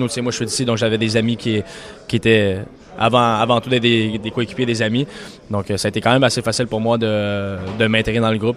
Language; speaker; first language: French; native; French